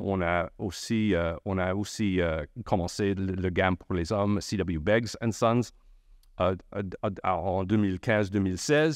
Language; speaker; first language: French; non-native, local second language; English